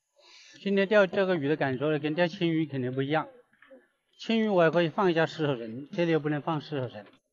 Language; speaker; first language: Chinese; native; Chinese